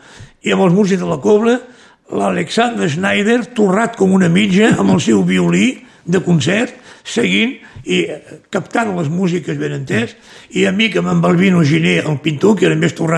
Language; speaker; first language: Catalan; native; Catalan